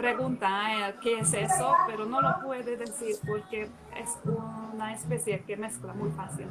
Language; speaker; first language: Spanish; non-native, fluent; Hungarian